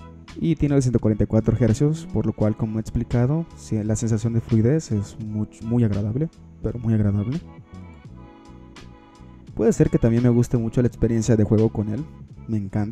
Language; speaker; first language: Spanish; native; Spanish